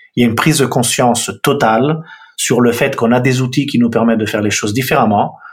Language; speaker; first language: French; non-native, fluent; Italian